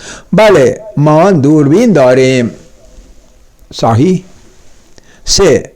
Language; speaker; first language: Persian; non-native, fluent; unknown